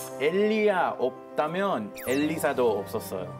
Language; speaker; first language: Korean; non-native, fluent; Hebrew